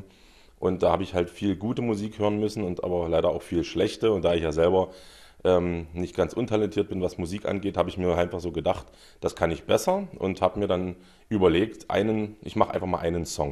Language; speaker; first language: German; native; German